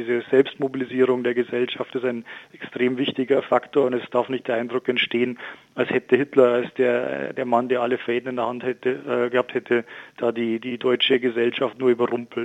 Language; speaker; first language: German; native; German